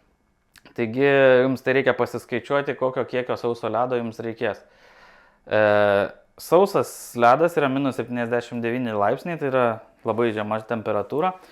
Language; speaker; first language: Lithuanian; native; Lithuanian